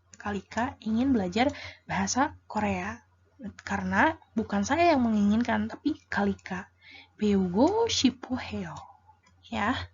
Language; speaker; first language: Indonesian; native; Indonesian